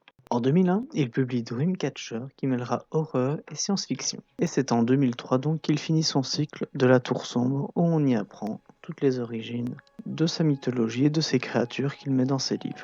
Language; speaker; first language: French; native; French